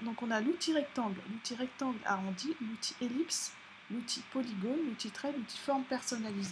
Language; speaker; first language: French; native; French